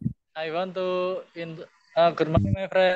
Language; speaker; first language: English; non-native, learner; Indonesian